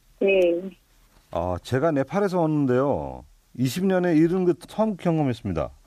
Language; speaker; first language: Korean; non-native, fluent; Nepali